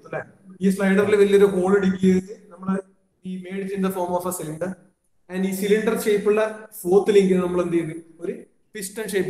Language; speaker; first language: English; non-native, local second language; Malayalam